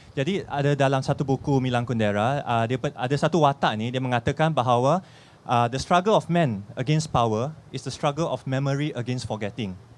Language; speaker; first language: Malay; native; Malay